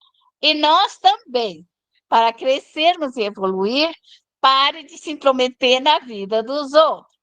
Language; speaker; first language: Portuguese; native; Portuguese